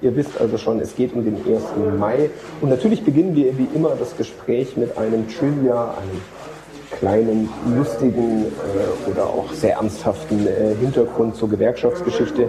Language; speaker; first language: German; native; German